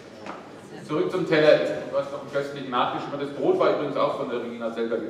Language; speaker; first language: German; native; German